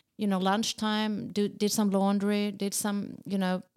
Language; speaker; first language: English; non-native, fluent; Swedish